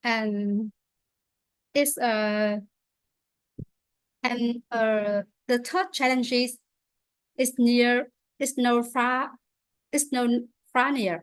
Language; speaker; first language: English; non-native, learner; Vietnamese